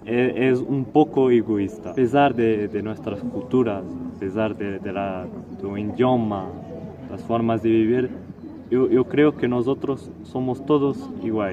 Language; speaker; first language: Spanish; non-native, learner; Portuguese